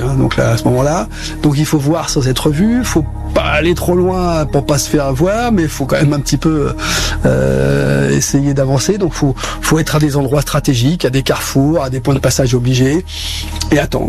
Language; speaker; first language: French; native; French